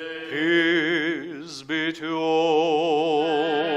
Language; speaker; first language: English; non-native, fluent; Ukrainian